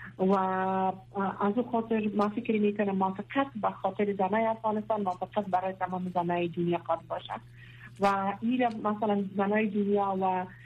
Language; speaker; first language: Persian; non-native, local second language; Pashto